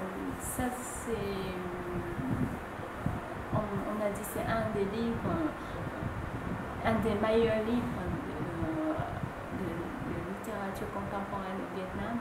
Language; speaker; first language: French; non-native, fluent; Vietnamese